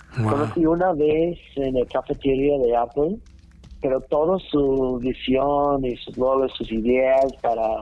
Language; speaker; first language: Spanish; non-native, learner; English